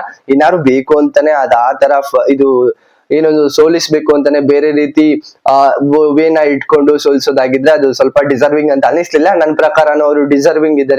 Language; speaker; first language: Kannada; native; Kannada